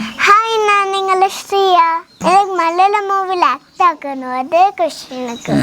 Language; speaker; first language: Malayalam; early bilingual, heritage; Malayalam